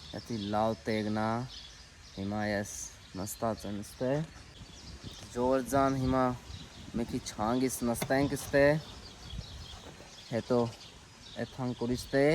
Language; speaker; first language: Armenian; non-native, learner; Hindi